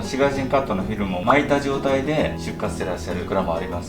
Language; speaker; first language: Japanese; native; Japanese